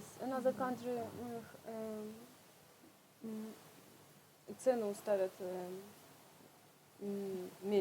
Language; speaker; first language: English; non-native, learner; Russian